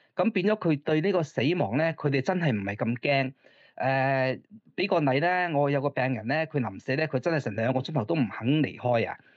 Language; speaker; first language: Cantonese; early bilingual, other home language; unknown